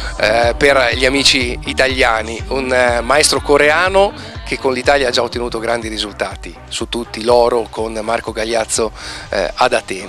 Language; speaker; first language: Italian; native; Italian